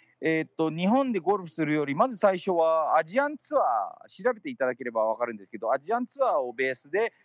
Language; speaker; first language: Japanese; early bilingual, heritage; Japanese